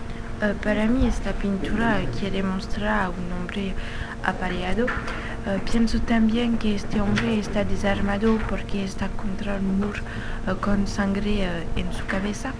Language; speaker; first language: Spanish; non-native, learner; French